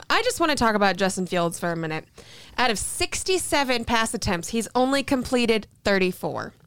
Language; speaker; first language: English; native; English